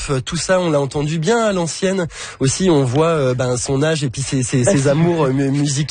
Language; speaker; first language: French; native; French